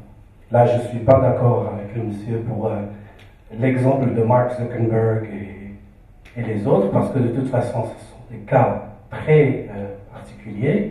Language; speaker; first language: French; non-native, local second language; Arabic